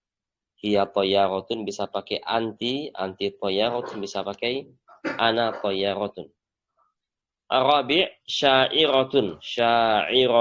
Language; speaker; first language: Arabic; non-native, fluent; Indonesian